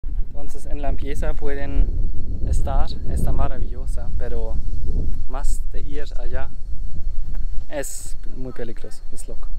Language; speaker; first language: Spanish; non-native, learner; German